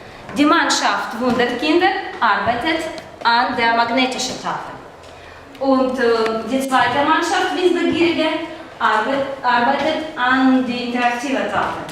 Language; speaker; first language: German; non-native, fluent; Russian